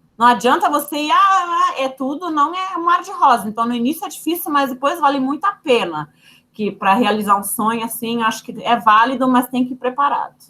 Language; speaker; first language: Portuguese; non-native, fluent; German